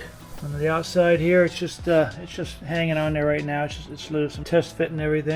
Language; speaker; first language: English; native; English